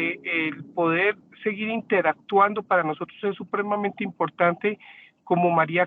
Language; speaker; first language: Spanish; native; Spanish